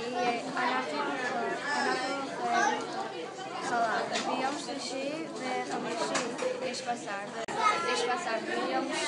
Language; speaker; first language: Hebrew; non-native, learner; English